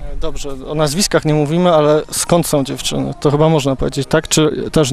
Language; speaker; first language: Polish; native; Polish